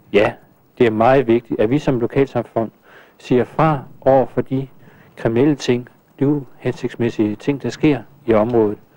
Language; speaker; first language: Danish; native; Danish